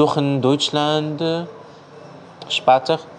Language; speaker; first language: German; non-native, learner; Arabic